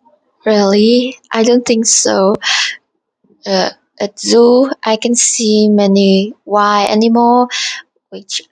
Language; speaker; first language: English; non-native, learner; Vietnamese